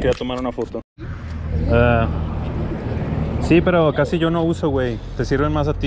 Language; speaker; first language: Spanish; native; Spanish